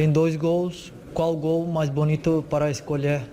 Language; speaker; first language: Portuguese; non-native, learner; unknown